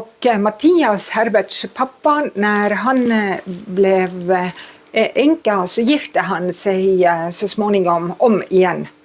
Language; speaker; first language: Swedish; non-native, fluent; Estonian